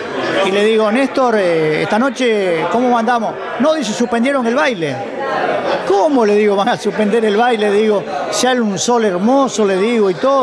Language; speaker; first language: Spanish; native; Spanish